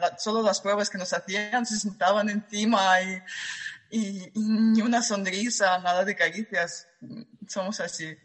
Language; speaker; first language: Spanish; non-native, fluent; Russian